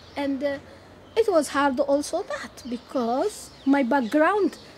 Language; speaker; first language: English; non-native, fluent; Tigrinya